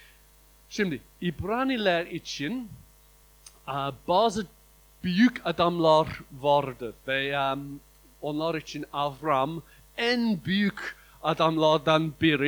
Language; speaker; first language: Turkish; non-native, fluent; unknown